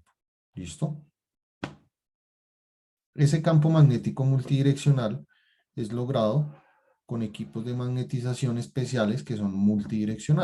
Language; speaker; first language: Spanish; native; Spanish